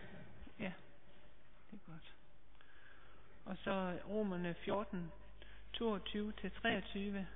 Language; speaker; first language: Danish; native; Danish